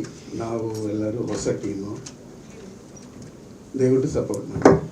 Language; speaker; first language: Kannada; non-native, learner; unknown